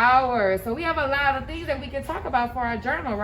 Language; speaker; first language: English; native; English